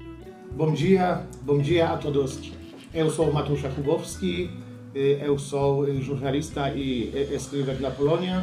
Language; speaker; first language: Portuguese; non-native, learner; Polish